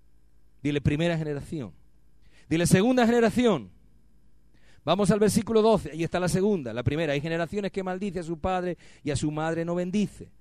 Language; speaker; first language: Spanish; native; Spanish